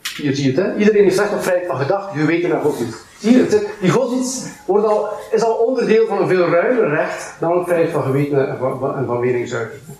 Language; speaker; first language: Dutch; native; Dutch